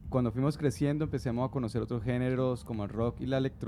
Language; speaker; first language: Spanish; native; Spanish